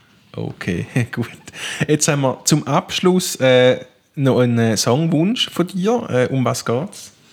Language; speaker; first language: German; native; German